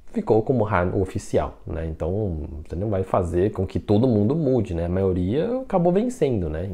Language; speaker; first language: Portuguese; non-native, fluent; Chinese